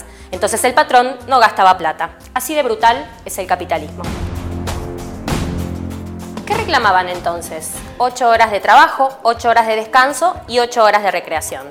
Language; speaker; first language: Spanish; native; Spanish